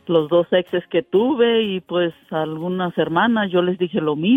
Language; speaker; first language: Spanish; native; Spanish